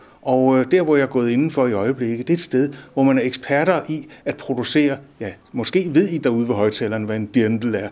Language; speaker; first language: Danish; native; Danish